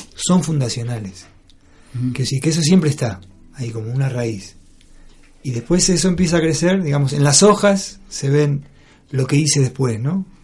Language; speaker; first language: Spanish; native; Spanish